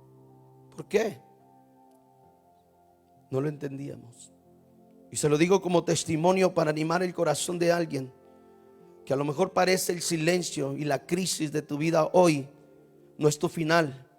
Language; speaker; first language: Spanish; native; Spanish